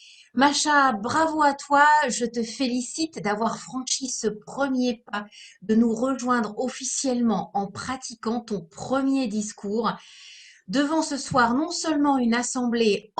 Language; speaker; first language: French; native; French